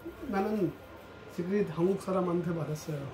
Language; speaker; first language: Korean; non-native, learner; Hindi